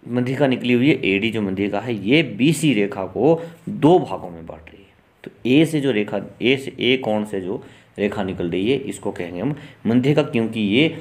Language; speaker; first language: Hindi; native; Hindi